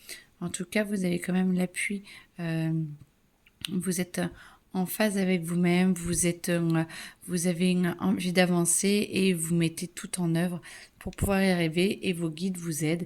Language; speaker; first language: French; native; French